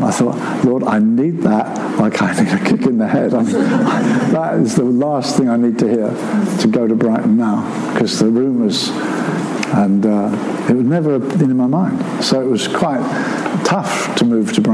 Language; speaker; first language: English; native; English